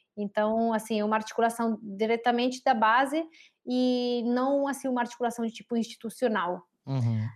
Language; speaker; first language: Portuguese; non-native, fluent; Italian